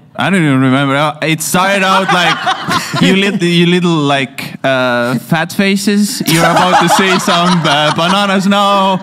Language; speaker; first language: English; non-native, fluent; Estonian